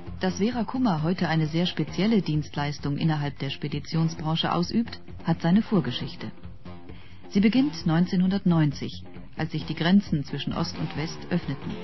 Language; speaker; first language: German; native; German